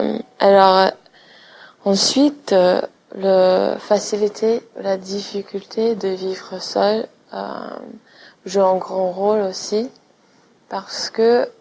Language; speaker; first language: French; non-native, fluent; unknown